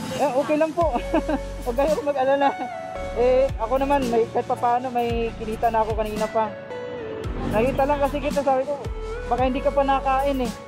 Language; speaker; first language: Filipino; non-native, local second language; Waray